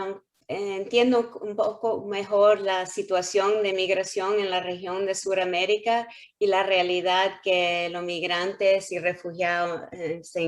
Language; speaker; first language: Spanish; early bilingual, heritage; Spanish